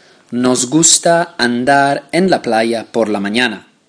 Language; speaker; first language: Spanish; non-native, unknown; English